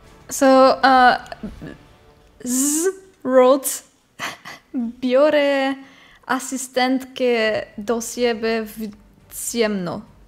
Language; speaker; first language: Polish; non-native, learner; French